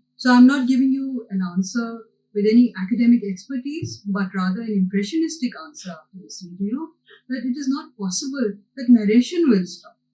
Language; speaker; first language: English; non-native, local second language; Hindi